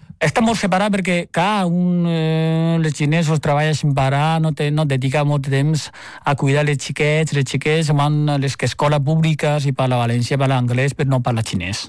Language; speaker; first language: Catalan; non-native, fluent; Chinese